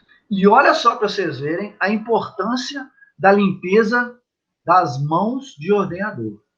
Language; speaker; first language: Portuguese; native; Portuguese